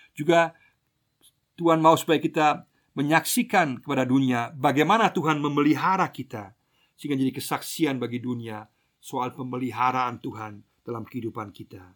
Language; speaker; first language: Indonesian; non-native, fluent; German